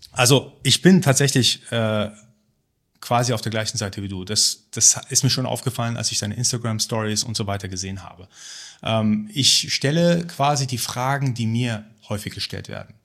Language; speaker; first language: German; early bilingual, other home language; Persian